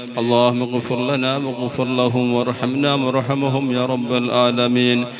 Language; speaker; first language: Arabic; non-native, fluent; Malayalam